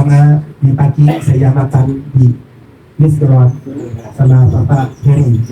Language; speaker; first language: Indonesian; non-native, learner; Thai